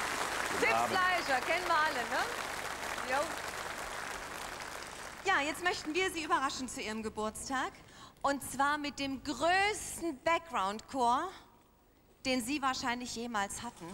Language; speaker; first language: German; native; German